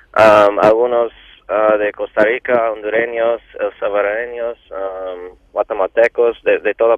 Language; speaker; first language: Spanish; non-native, local second language; English